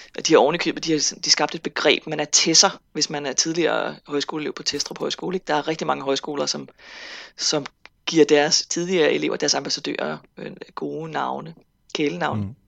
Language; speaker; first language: Danish; native; Danish